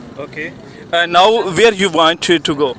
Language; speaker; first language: English; non-native, learner; Urdu